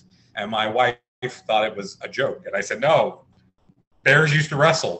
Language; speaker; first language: English; native; English